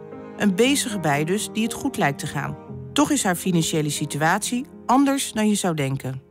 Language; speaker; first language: Dutch; native; Dutch